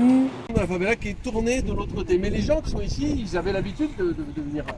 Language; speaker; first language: French; native; French